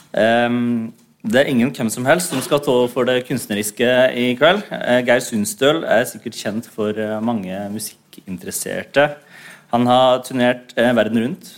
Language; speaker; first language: Norwegian; native; Norwegian